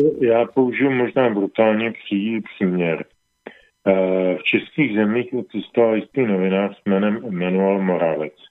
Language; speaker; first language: Czech; native; Czech